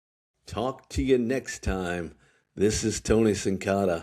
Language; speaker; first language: English; native; English